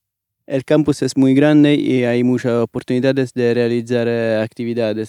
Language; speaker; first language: Spanish; non-native, fluent; Italian